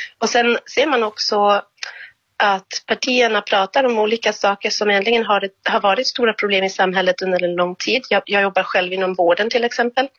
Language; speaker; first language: Swedish; non-native, fluent; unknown